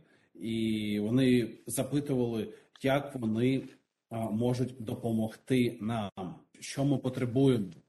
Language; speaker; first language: Ukrainian; non-native, local second language; Russian